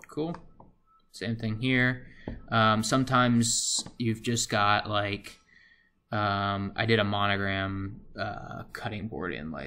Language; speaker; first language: English; native; English